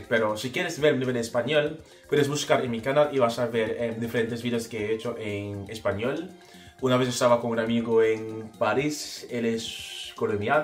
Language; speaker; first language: Spanish; non-native, fluent; English